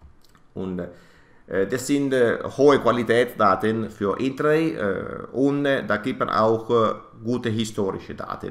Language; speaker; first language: German; non-native, fluent; Italian